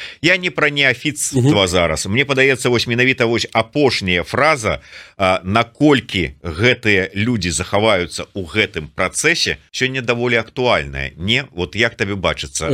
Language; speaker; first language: Belarusian; non-native, local second language; Russian